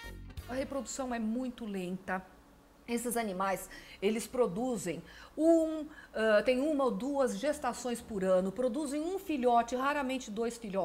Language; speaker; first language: Portuguese; native; Portuguese